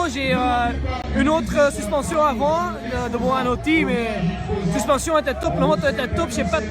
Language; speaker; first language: French; non-native, learner; Dutch